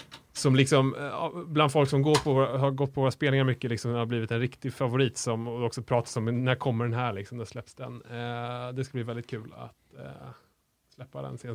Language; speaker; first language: Swedish; native; Swedish